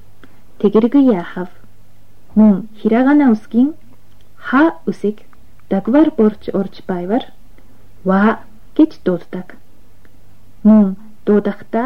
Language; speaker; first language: Japanese; non-native, learner; Russian